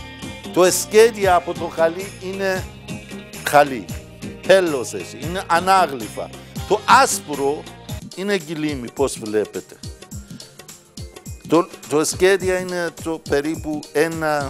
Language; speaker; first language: Greek; non-native, fluent; Persian